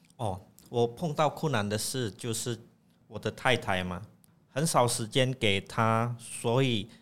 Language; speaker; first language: Chinese; non-native, fluent; Indonesian